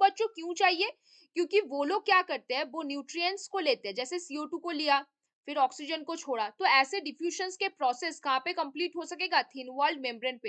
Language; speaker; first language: Hindi; native; Hindi